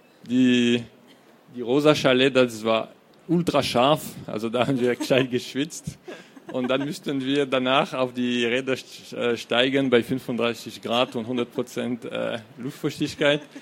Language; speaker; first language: German; non-native, fluent; French